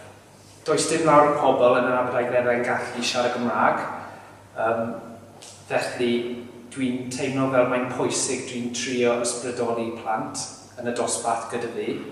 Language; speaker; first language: Welsh; non-native, learner; English